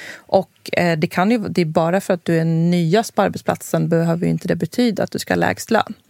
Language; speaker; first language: Swedish; native; Swedish